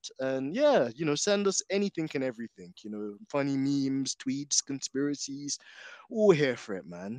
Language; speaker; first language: English; native; English